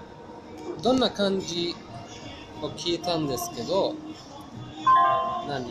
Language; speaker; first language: Japanese; non-native, fluent; Persian